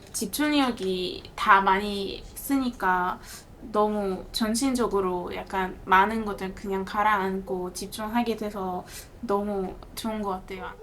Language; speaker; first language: Korean; non-native, learner; Russian